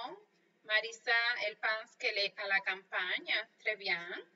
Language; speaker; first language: French; non-native, fluent; Spanish